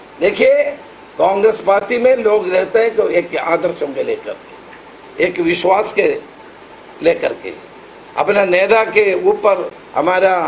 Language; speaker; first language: Hindi; non-native, local second language; Marathi